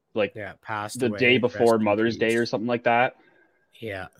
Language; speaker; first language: English; native; English